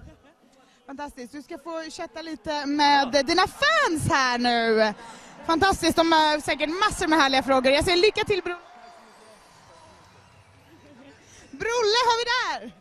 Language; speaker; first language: Swedish; native; Swedish